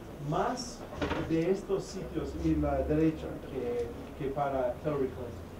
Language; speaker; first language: Spanish; non-native, fluent; English